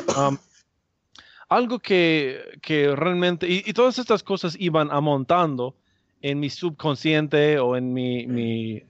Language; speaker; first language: Spanish; non-native, fluent; English